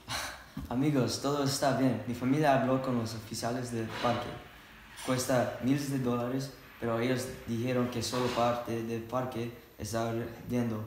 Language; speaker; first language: Spanish; non-native, learner; English